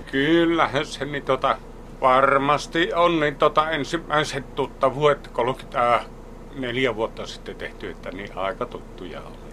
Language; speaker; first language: Finnish; native; Finnish